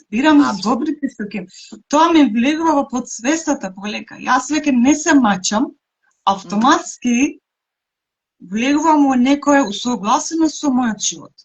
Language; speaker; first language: Macedonian; non-native, local second language; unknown